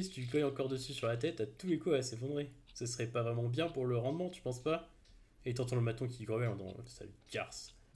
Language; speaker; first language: French; native; French